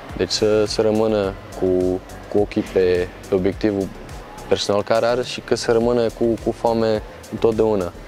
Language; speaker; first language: Romanian; non-native, fluent; Croatian